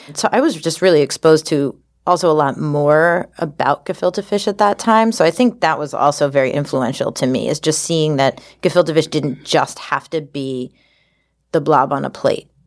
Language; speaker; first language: English; native; English